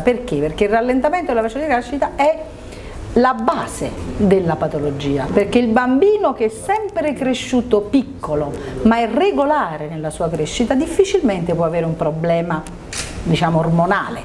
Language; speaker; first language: Italian; native; Italian